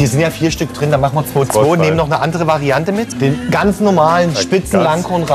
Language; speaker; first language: German; native; German